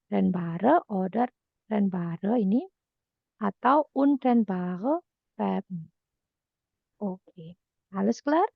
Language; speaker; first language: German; non-native, fluent; Indonesian